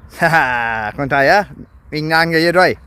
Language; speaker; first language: Thai; non-native, learner; German